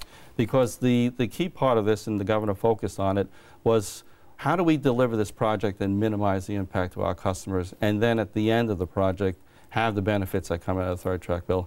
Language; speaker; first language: English; native; English